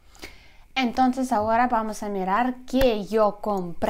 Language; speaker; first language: Spanish; non-native, learner; Ukrainian